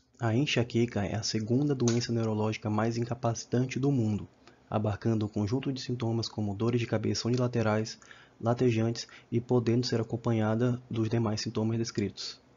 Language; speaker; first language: Portuguese; native; Portuguese